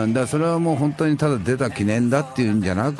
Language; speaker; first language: Japanese; native; Japanese